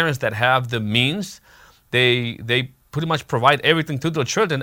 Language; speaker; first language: English; early bilingual, other home language; Spanish